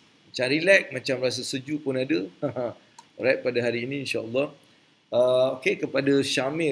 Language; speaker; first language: Malay; native; Malay